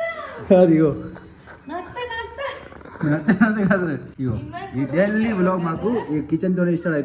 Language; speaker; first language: Telugu; non-native, learner; Hindi